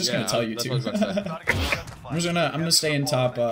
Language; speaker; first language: English; native; English